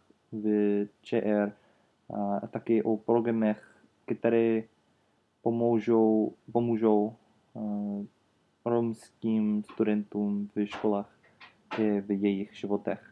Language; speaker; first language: Czech; non-native, learner; English